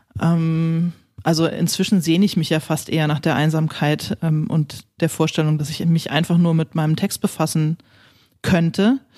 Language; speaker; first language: German; native; German